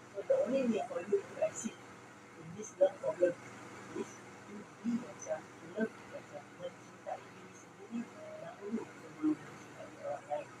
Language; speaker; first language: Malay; non-native, local second language; Chinese